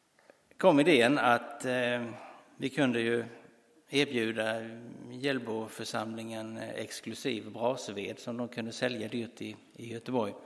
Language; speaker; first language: Swedish; native; Swedish